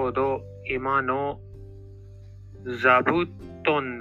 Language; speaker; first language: Japanese; non-native, learner; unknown